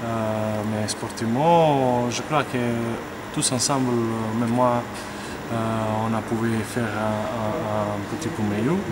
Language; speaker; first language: French; non-native, learner; Portuguese